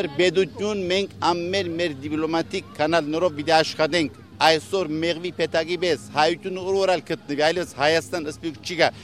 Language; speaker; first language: Armenian; early bilingual, heritage; Armenian